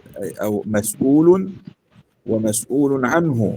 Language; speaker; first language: Arabic; native; Arabic